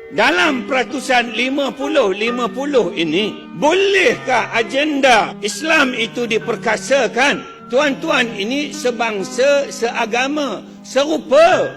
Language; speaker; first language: Malay; non-native, local second language; Chinese